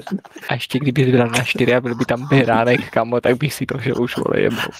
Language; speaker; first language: Czech; native; Czech